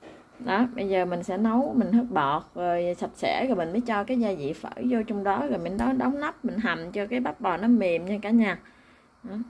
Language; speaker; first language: Vietnamese; native; Vietnamese